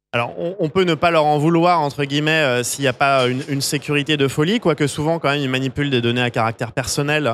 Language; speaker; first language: French; native; French